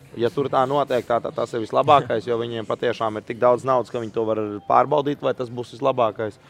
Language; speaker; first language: Latvian; native; Latvian